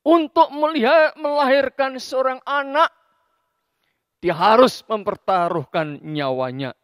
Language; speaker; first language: Indonesian; native; Indonesian